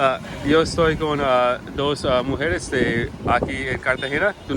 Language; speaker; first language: Spanish; non-native, learner; English